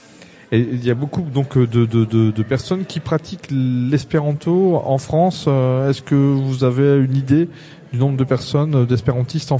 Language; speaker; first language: French; native; French